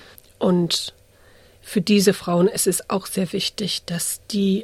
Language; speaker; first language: German; early bilingual, heritage; English